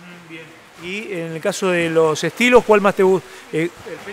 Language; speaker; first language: Spanish; native; Spanish